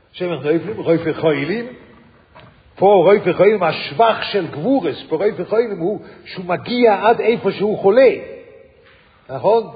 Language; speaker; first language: Hebrew; non-native, fluent; English